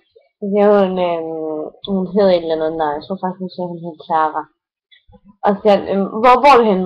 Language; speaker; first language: Danish; native; Danish